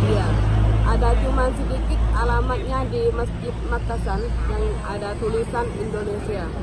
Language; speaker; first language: Indonesian; non-native, learner; Thai